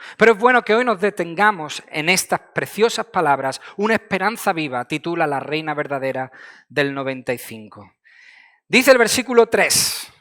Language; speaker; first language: Spanish; native; Spanish